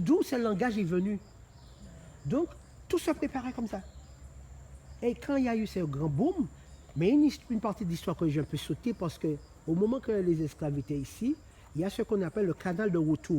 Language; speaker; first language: French; non-native, local second language; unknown